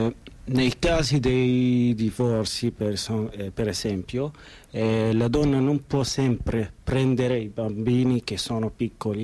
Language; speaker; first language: Italian; non-native, learner; Arabic